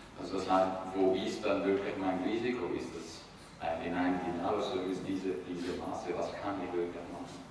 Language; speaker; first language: German; non-native, fluent; Italian